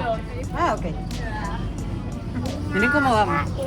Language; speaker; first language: Spanish; native; Spanish